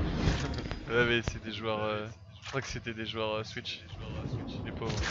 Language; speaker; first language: French; native; French